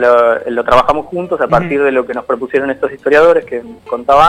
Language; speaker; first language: Spanish; native; Spanish